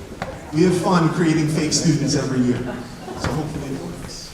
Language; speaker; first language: English; native; English